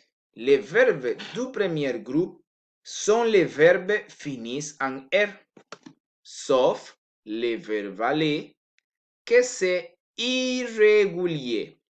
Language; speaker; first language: French; non-native, learner; Spanish